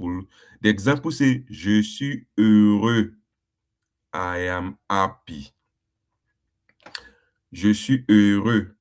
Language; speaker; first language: French; non-native, fluent; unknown